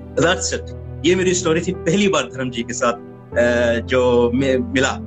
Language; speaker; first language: Hindi; non-native, fluent; Arabic